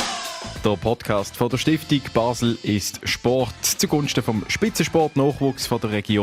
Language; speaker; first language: German; native; German